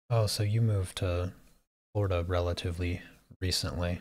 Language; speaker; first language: English; native; English